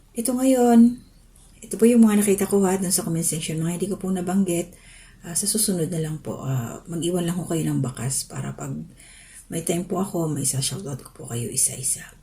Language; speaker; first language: Filipino; non-native, local second language; Waray